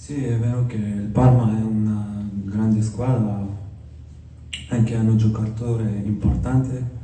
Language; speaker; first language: Italian; non-native, fluent; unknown